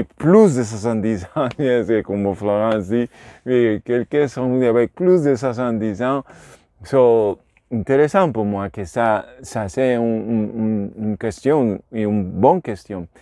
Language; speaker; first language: French; non-native, learner; Spanish